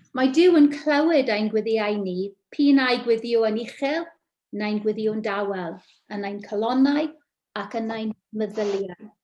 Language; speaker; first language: Welsh; non-native, local second language; English